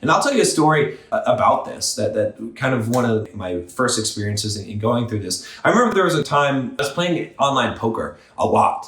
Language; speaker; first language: English; native; English